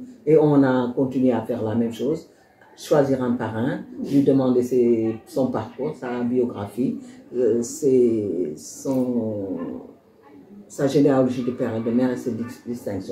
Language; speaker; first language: French; non-native, local second language; Wolof